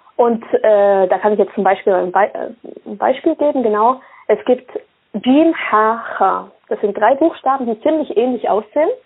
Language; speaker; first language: German; early bilingual, other home language; Swiss German